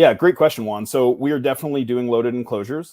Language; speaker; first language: English; native; English